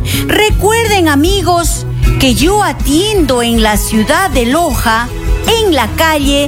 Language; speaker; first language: Spanish; native; Spanish